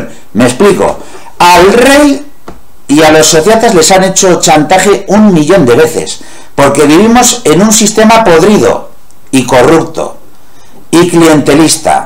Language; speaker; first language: Spanish; native; Spanish